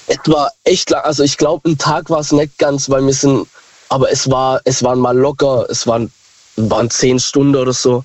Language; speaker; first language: German; native; German